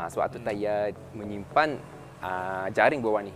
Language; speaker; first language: Malay; native; Malay